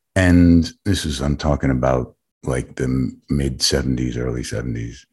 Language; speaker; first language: English; native; English